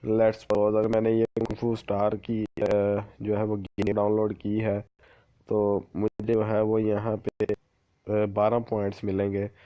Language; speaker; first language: Urdu; non-native, local second language; Punjabi